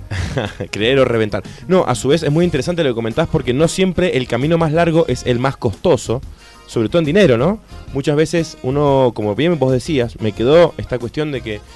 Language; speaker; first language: Spanish; native; Spanish